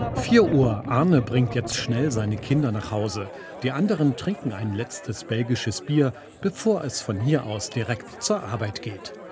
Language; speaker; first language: German; native; German